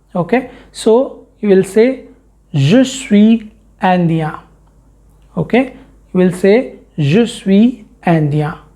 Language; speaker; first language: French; non-native, fluent; Hindi